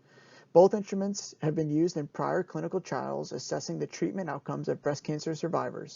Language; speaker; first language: English; native; English